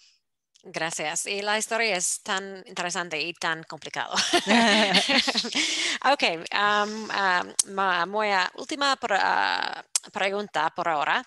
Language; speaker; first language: Spanish; non-native, fluent; English